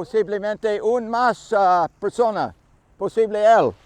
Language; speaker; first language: Spanish; non-native, learner; English